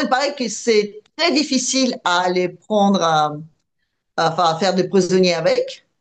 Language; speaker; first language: French; non-native, fluent; Russian